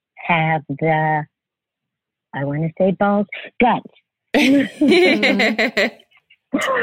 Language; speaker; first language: English; native; English